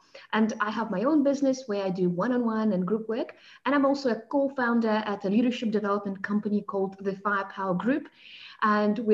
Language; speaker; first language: English; non-native, fluent; Russian